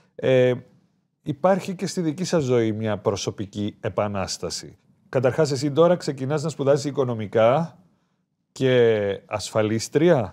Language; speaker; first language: Greek; native; Greek